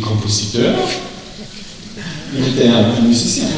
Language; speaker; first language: French; non-native, learner; German